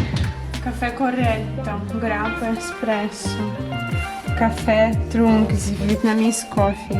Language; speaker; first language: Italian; non-native, learner; Russian